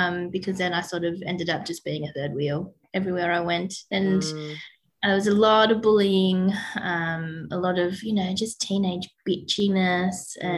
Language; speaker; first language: English; native; English